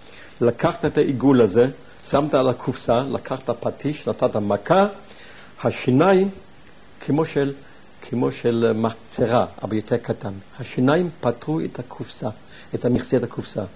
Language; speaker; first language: Hebrew; non-native, fluent; German